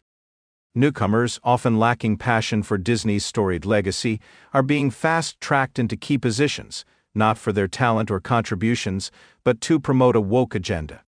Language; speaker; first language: English; native; English